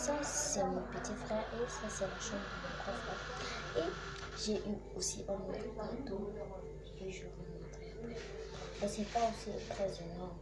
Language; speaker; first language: French; non-native, local second language; Lingala